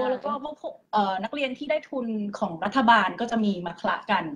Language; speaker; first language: Thai; native; Thai